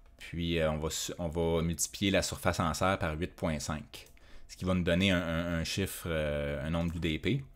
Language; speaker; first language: French; native; French